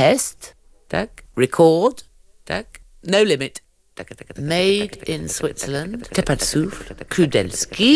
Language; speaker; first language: French; native; French